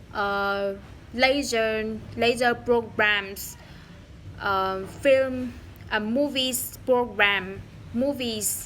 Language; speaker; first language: English; non-native, learner; Vietnamese